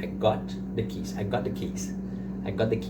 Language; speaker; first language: English; non-native, fluent; Portuguese